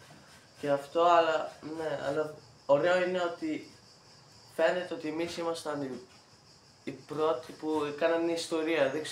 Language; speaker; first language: Greek; early bilingual, heritage; Greek